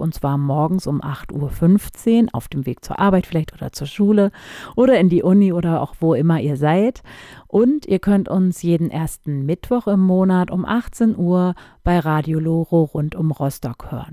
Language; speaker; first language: German; native; German